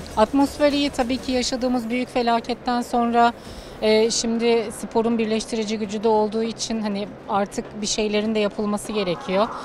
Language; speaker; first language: Turkish; native; Turkish